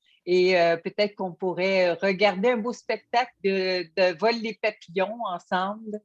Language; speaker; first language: French; native; French